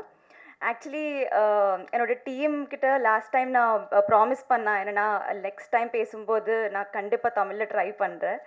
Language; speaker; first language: Tamil; non-native, learner; Telugu